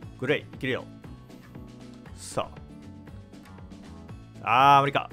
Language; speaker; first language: Japanese; native; Japanese